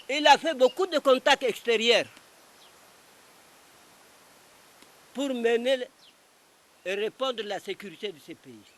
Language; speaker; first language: French; non-native, local second language; Arabic